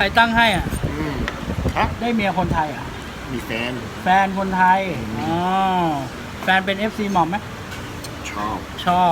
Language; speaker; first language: Thai; native; Thai